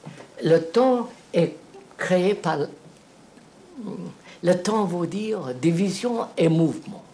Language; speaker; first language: French; non-native, fluent; Telugu